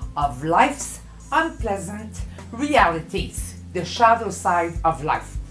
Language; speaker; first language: English; non-native, fluent; French